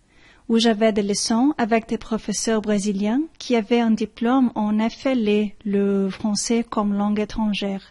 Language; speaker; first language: French; non-native, learner; Portuguese